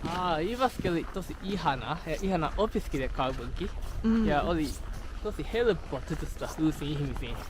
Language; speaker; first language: Finnish; non-native, learner; Japanese